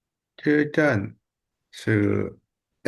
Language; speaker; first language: Chinese; non-native, learner; Indonesian